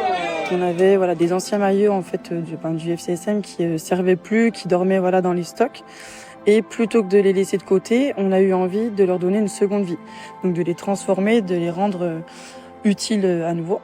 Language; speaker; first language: French; native; French